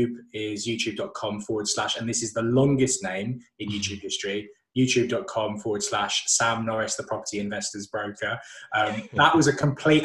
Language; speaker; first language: English; native; English